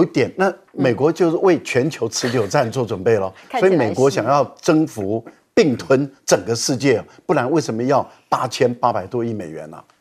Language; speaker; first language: Chinese; native; Chinese